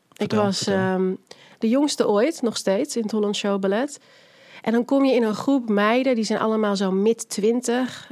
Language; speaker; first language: Dutch; native; Dutch